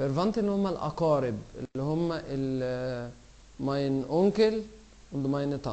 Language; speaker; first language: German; non-native, fluent; Arabic